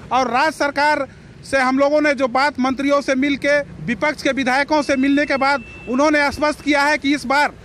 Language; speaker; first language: Hindi; native; Hindi